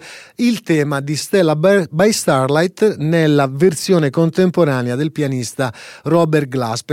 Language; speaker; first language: Italian; native; Italian